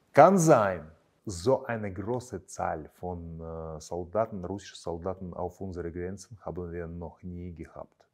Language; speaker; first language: German; non-native, fluent; Russian